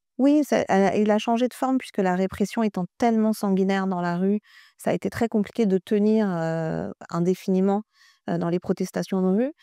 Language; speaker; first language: French; early bilingual, other home language; Persian